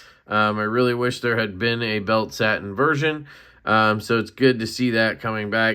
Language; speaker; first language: English; native; English